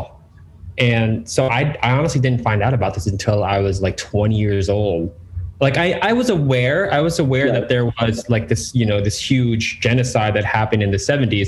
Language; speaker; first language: English; native; English